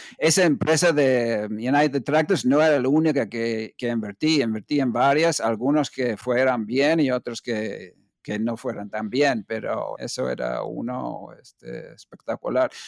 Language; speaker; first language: Spanish; non-native, fluent; English